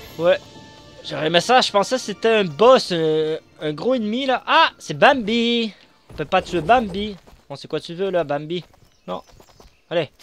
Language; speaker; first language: French; native; French